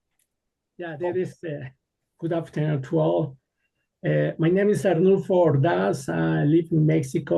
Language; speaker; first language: English; non-native, learner; Spanish